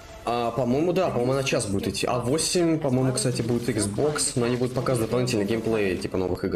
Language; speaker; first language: Russian; native; Russian